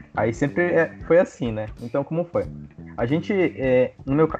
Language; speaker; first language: Portuguese; native; Portuguese